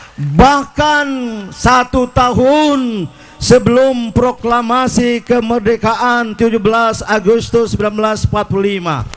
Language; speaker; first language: Indonesian; native; Indonesian